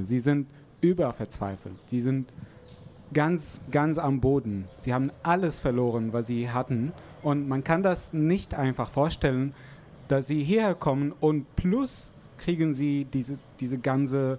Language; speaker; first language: German; non-native, fluent; Arabic